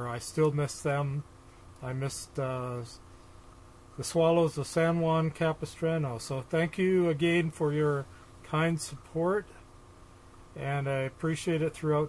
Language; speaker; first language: English; native; English